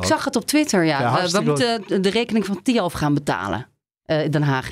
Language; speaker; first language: Dutch; native; Dutch